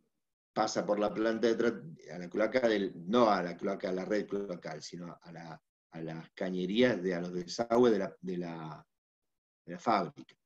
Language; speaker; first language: Spanish; native; Spanish